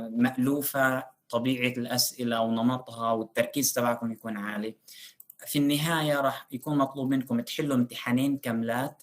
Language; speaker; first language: Arabic; native; Arabic